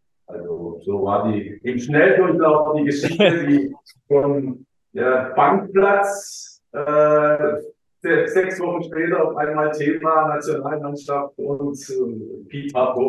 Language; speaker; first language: German; early bilingual, other home language; Croatian